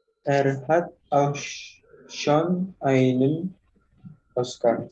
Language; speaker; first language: German; non-native, learner; Indonesian